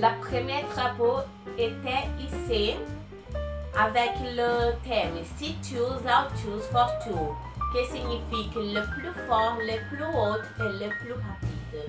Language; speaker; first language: French; non-native, learner; Portuguese